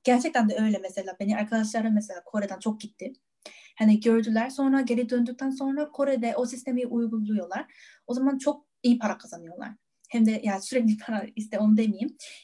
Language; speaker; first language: Turkish; non-native, fluent; Korean